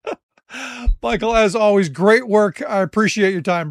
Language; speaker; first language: English; native; English